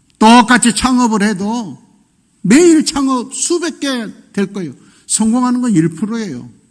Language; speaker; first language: Korean; native; Korean